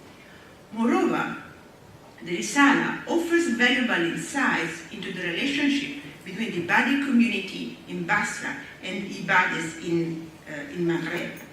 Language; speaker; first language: English; non-native, fluent; Italian